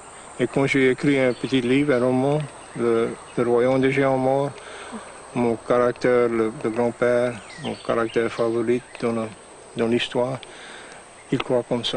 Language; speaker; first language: French; non-native, local second language; English